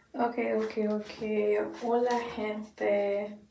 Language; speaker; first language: Spanish; non-native, learner; English